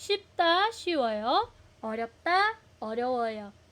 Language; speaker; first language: Korean; non-native, fluent; Filipino